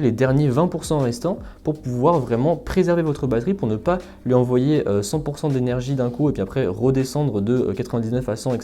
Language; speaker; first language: French; native; French